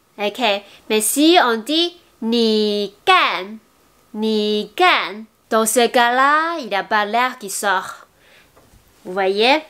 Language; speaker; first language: French; non-native, fluent; Chinese